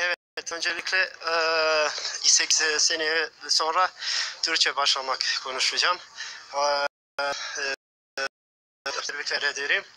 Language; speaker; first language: Turkish; non-native, learner; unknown